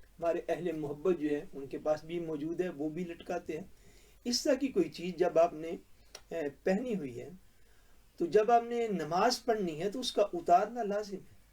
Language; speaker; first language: Urdu; non-native, local second language; Punjabi